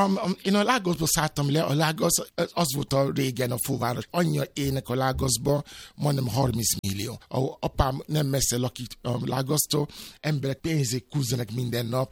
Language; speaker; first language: Hungarian; non-native, fluent; Yoruba